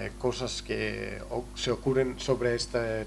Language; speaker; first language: Spanish; non-native, learner; Greek